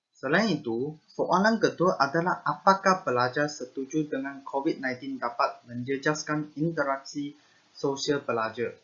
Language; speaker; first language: Malay; non-native, local second language; Chinese